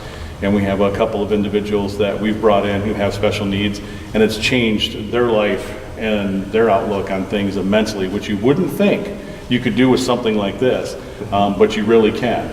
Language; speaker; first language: English; native; English